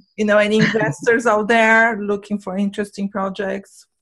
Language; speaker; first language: English; non-native, fluent; Portuguese